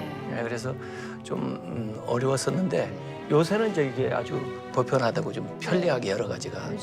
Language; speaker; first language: Korean; native; Korean